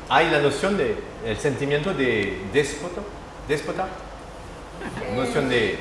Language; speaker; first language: Spanish; non-native, learner; French